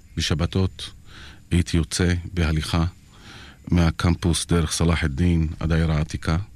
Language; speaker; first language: Hebrew; non-native, local second language; Arabic